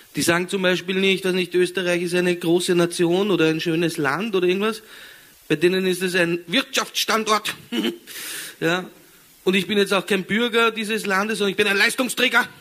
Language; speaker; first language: German; native; German